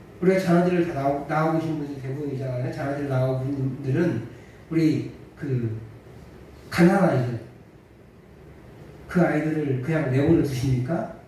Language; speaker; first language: Korean; native; Korean